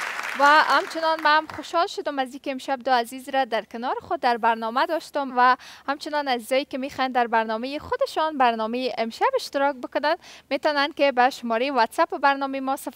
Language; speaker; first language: Persian; native; Persian